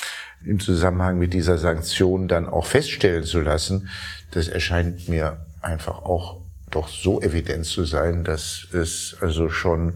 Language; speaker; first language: German; native; German